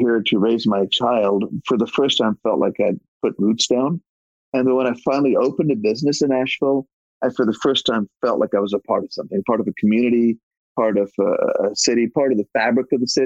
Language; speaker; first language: English; native; English